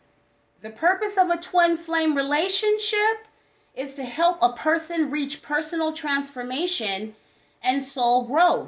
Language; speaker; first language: English; native; English